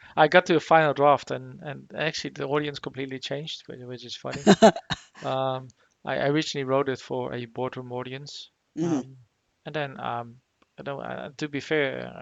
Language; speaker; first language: English; non-native, fluent; Dutch